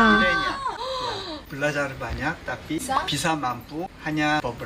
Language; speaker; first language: Indonesian; non-native, learner; Korean